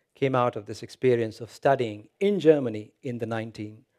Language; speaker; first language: English; non-native, local second language; Hindi